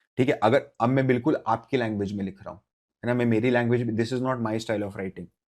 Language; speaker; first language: Hindi; native; Hindi